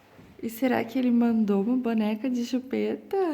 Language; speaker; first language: Portuguese; native; Portuguese